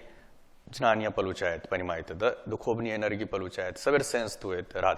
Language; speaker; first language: Russian; non-native, learner; Hindi